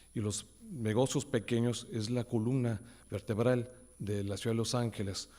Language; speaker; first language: Spanish; early bilingual, heritage; Spanish